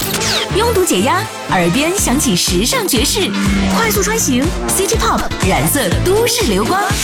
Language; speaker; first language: Chinese; native; Chinese